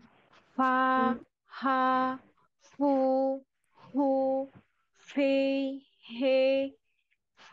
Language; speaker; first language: Chinese; non-native, fluent; Indonesian